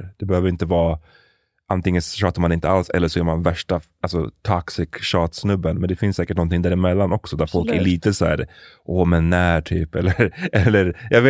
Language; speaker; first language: Swedish; native; Swedish